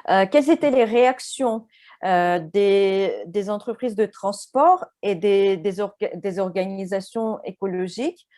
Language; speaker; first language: French; non-native, fluent; Russian